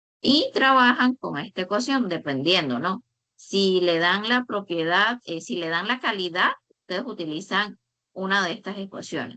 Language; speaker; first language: Spanish; native; Spanish